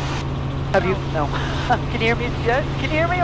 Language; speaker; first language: English; native; English